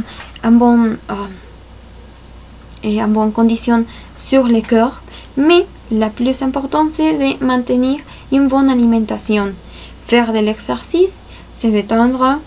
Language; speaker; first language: French; non-native, fluent; Spanish